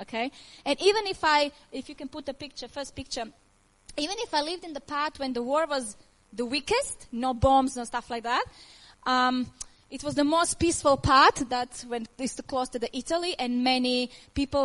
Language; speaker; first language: English; non-native, learner; Croatian